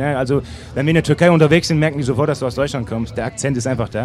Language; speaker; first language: German; native; German